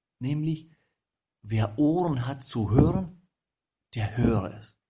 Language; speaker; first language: German; non-native, fluent; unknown